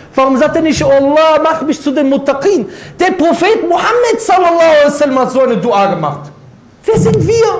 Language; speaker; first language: German; native; German